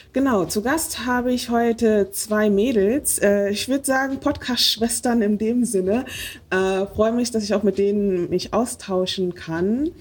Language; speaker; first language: German; early bilingual, other home language; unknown